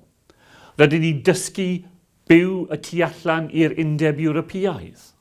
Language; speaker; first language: Welsh; non-native, local second language; English